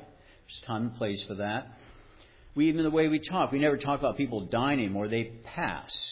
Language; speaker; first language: English; native; English